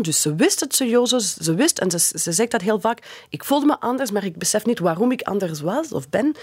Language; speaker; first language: Dutch; non-native, fluent; English